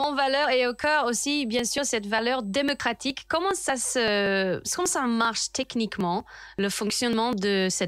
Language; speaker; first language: French; native; French